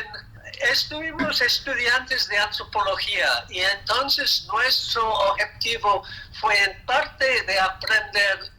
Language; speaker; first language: Spanish; non-native, fluent; English